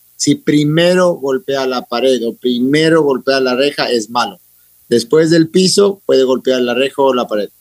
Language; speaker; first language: Spanish; native; Spanish